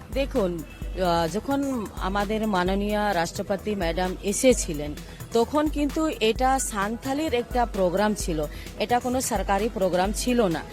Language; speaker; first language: Bangla; non-native, local second language; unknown